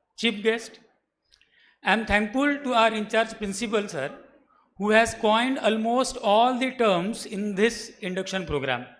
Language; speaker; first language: English; non-native, local second language; Marathi